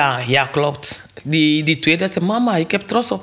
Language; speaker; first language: Dutch; non-native, learner; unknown